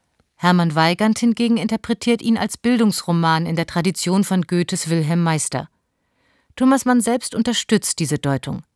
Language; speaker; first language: German; native; German